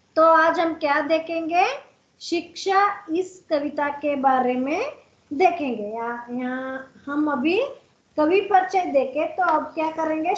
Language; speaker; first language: Hindi; non-native, local second language; Kannada